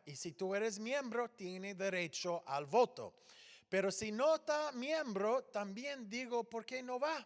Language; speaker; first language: Spanish; non-native, fluent; English